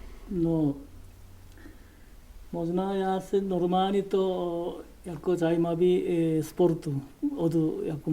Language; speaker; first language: Czech; non-native, learner; Korean